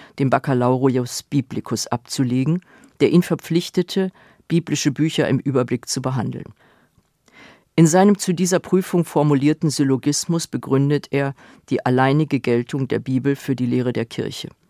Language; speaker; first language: German; native; German